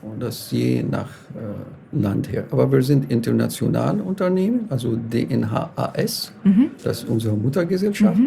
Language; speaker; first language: German; non-native, fluent; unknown